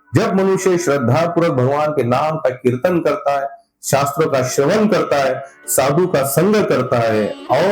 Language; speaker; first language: Hindi; non-native, local second language; Marathi